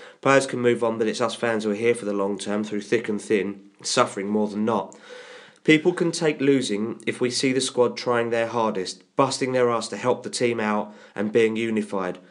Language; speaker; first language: English; native; English